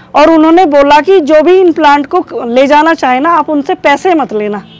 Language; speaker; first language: Hindi; native; Hindi